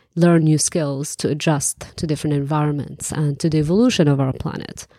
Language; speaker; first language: English; non-native, fluent; Arabic